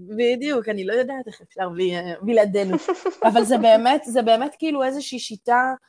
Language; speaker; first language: Hebrew; native; Hebrew